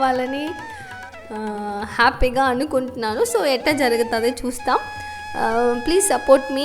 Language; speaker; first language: Telugu; non-native, learner; Tamil